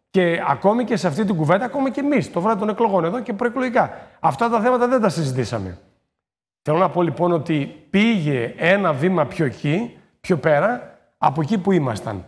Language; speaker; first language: Greek; native; Greek